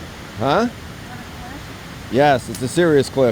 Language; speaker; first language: English; native; English